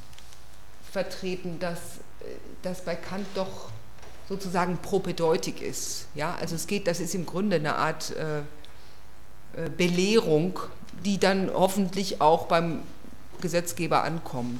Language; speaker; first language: German; native; German